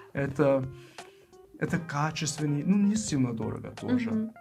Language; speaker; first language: Russian; non-native, fluent; English